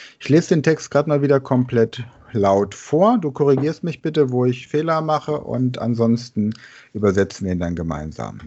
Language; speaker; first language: German; native; German